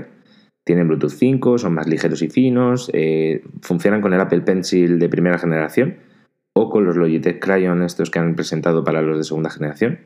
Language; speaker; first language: Spanish; native; Spanish